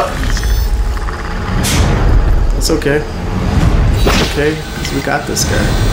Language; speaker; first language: English; native; English